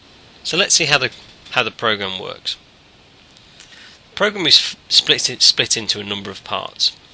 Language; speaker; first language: English; native; English